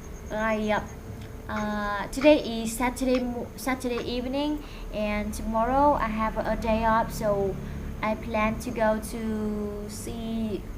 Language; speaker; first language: English; non-native, fluent; Vietnamese